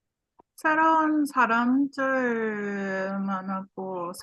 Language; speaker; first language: Korean; non-native, learner; English